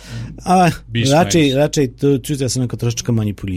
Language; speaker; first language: Polish; non-native, fluent; Ukrainian